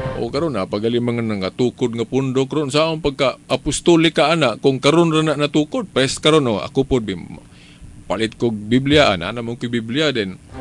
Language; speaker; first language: Cebuano; native; Cebuano